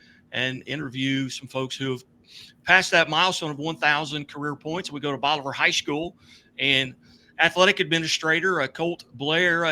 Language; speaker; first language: English; native; English